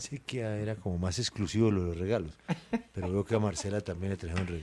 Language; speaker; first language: Spanish; native; Spanish